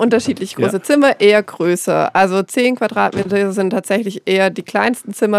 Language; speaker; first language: German; native; German